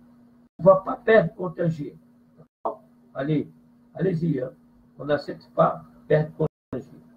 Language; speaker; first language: French; non-native, fluent; Portuguese